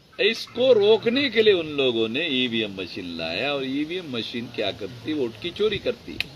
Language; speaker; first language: Hindi; non-native, local second language; Marathi